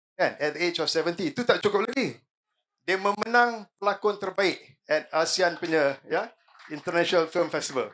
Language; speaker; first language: Malay; native; Malay